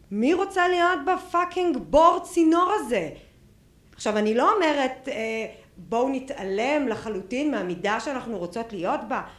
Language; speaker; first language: Hebrew; native; Hebrew